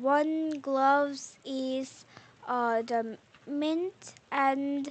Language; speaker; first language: English; non-native, learner; Korean